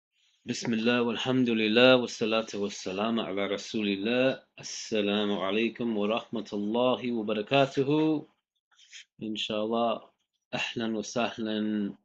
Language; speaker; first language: Arabic; non-native, fluent; English